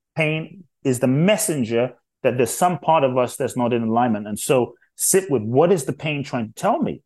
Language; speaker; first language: English; native; English